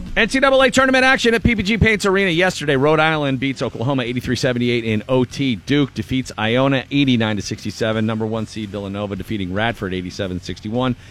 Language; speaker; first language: English; native; English